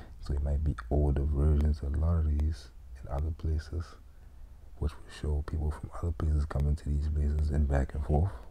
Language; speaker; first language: English; native; English